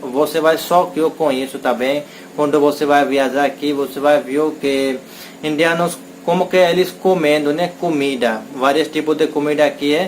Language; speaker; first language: Portuguese; non-native, learner; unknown